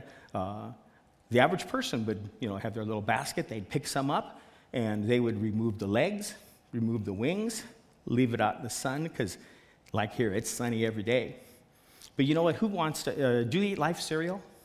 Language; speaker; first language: English; native; English